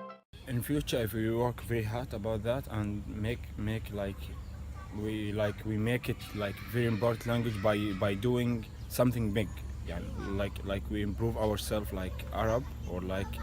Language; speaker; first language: English; non-native, learner; Arabic